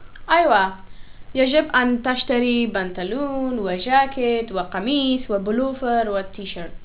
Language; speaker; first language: Arabic; non-native, learner; English